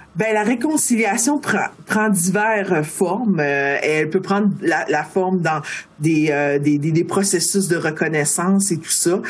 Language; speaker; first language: French; native; French